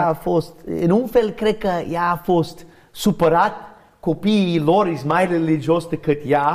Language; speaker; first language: Romanian; non-native, learner; English